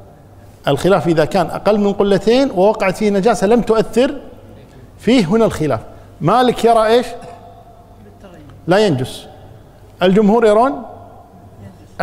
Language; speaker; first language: Arabic; native; Arabic